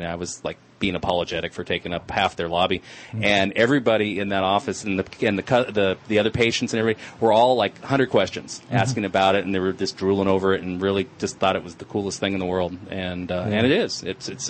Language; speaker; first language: English; native; English